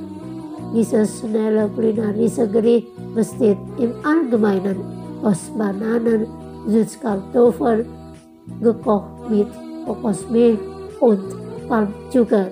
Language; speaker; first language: German; non-native, fluent; Indonesian